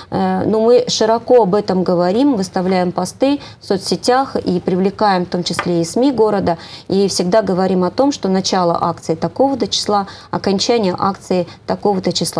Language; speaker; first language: Russian; native; Russian